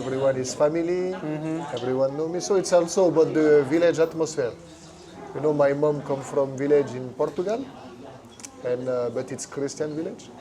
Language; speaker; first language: English; non-native, fluent; French